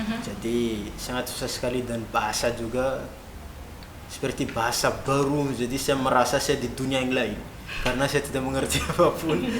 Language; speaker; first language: Indonesian; non-native, fluent; Malagasy